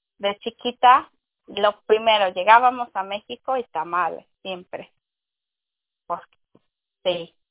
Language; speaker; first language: Spanish; early bilingual, heritage; Spanish